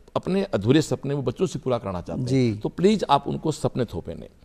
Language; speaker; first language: Hindi; native; Hindi